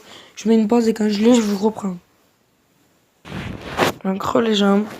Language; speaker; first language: French; native; French